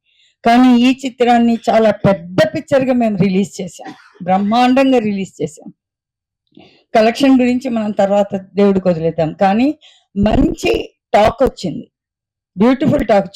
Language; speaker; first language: Telugu; native; Telugu